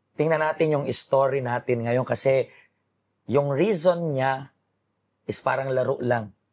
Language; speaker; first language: Filipino; native; Filipino